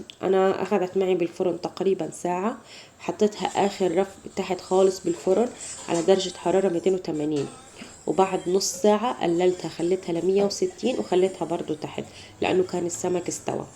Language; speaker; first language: Arabic; native; Arabic